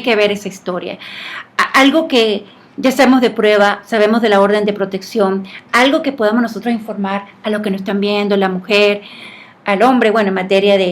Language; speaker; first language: Spanish; native; Spanish